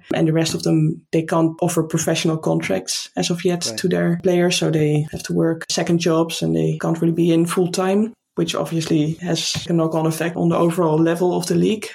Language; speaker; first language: English; non-native, fluent; Dutch